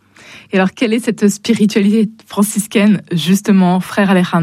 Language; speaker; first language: French; native; French